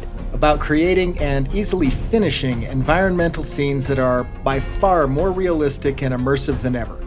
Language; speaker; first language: English; native; English